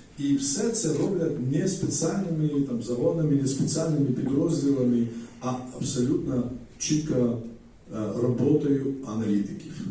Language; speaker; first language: Ukrainian; non-native, fluent; Georgian